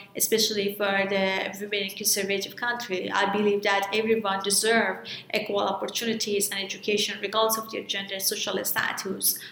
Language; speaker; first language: English; non-native, fluent; Persian